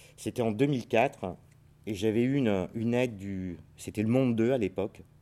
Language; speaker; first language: French; native; French